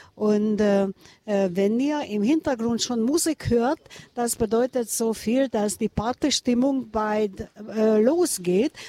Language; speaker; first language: German; non-native, fluent; Hungarian